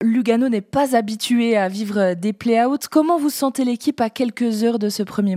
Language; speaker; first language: French; native; French